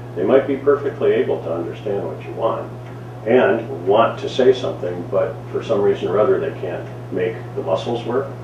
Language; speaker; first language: English; native; English